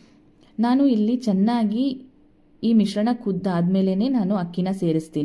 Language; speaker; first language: Kannada; native; Kannada